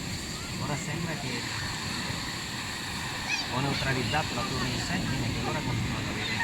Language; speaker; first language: Italian; native; Italian